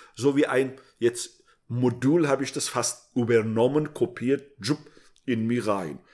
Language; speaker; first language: German; non-native, fluent; Persian